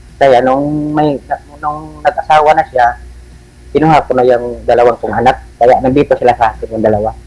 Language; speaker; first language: Filipino; non-native, local second language; Cebuano